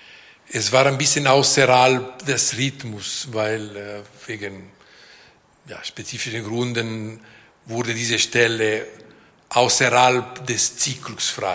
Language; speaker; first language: German; non-native, local second language; French